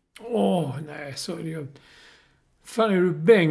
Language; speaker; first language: Swedish; native; Swedish